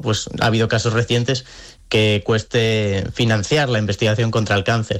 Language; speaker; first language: Spanish; native; Spanish